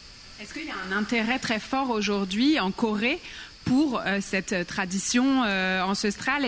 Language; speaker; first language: French; native; French